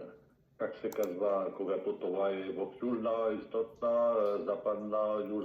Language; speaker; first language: Bulgarian; non-native, learner; French